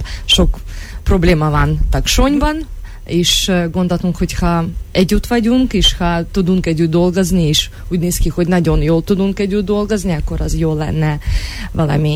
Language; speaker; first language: Hungarian; non-native, fluent; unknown